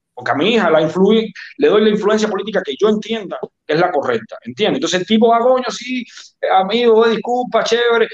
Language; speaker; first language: Spanish; native; Spanish